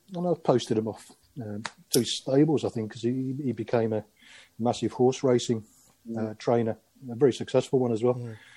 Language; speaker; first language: English; native; English